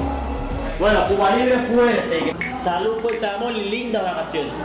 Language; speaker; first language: Spanish; native; Spanish